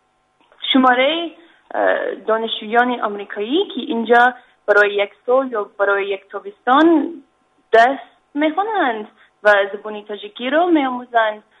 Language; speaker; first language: Persian; non-native, learner; English